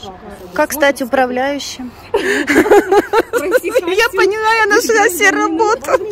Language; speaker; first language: Russian; native; Russian